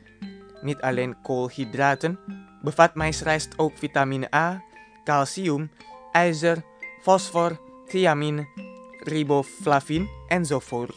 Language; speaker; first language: Dutch; non-native, fluent; Indonesian